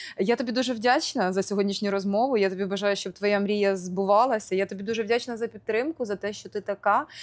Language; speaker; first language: Ukrainian; native; Ukrainian